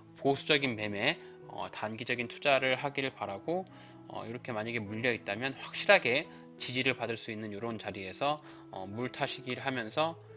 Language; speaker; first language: Korean; native; Korean